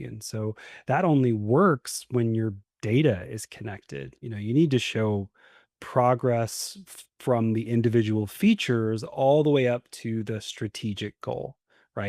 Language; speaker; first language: English; native; English